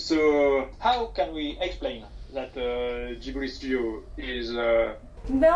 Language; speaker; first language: English; non-native, fluent; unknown